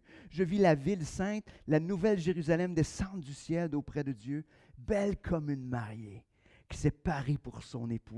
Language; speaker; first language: French; native; French